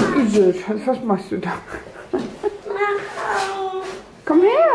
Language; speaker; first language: German; native; German